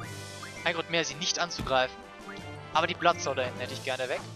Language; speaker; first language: German; native; German